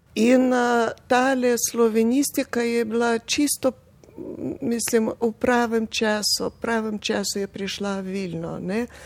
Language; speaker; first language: Slovenian; non-native, fluent; Russian